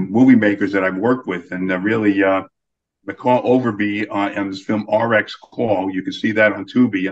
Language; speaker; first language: English; native; English